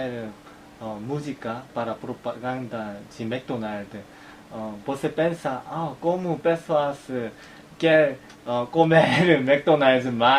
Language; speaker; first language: Portuguese; non-native, learner; Korean